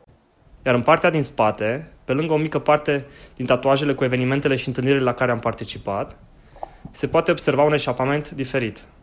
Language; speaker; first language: Romanian; native; Romanian